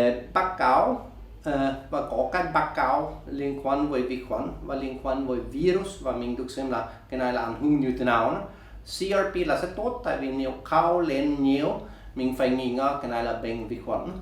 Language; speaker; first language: Vietnamese; non-native, learner; Swedish